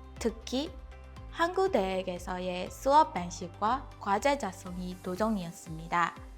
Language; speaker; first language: Korean; non-native, fluent; Burmese